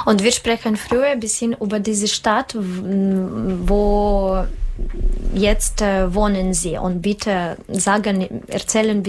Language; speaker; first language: German; non-native, learner; Russian